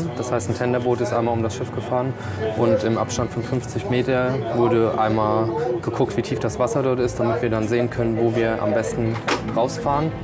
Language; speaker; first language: German; native; German